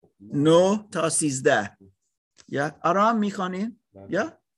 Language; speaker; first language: Persian; non-native, learner; English